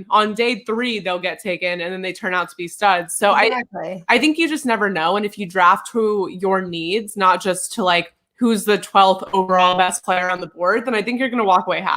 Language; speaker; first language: English; native; English